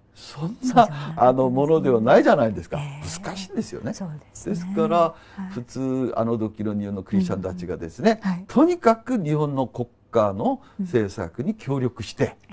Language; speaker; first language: Japanese; non-native, fluent; Korean